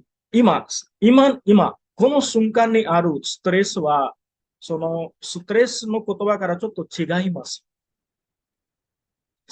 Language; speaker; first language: Japanese; non-native, fluent; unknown